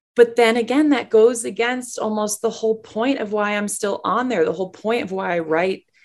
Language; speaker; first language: English; native; English